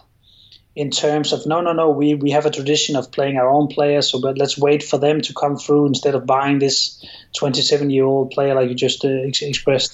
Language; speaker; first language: English; non-native, fluent; Danish